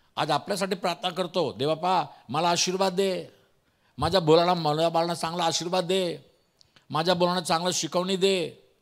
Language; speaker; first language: Marathi; non-native, local second language; Tamil